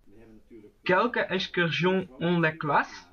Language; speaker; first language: French; non-native, learner; Dutch